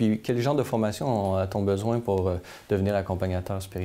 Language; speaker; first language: French; native; French